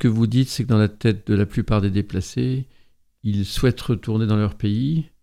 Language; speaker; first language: French; native; French